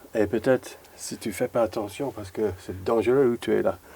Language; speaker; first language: French; non-native, learner; English